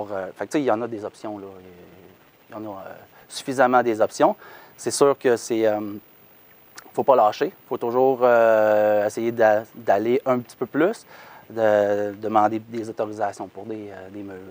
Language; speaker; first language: French; native; French